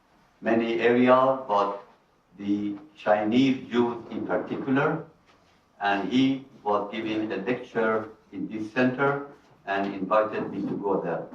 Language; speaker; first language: English; non-native, fluent; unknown